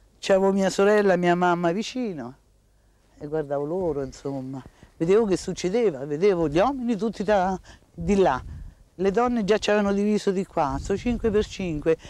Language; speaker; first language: Italian; native; Italian